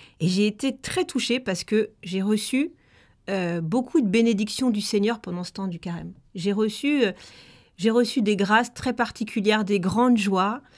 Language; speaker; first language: French; native; French